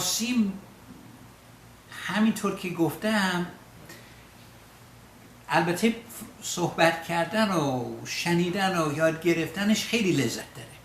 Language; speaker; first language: Persian; non-native, fluent; English